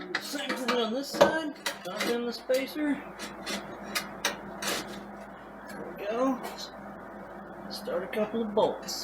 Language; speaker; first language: English; native; English